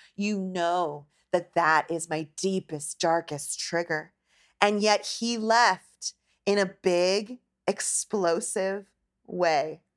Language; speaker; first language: English; native; English